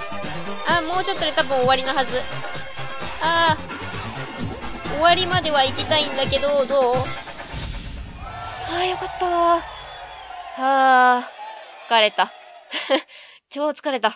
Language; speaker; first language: Japanese; native; Japanese